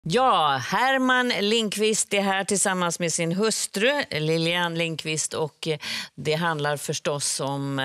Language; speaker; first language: Swedish; native; Swedish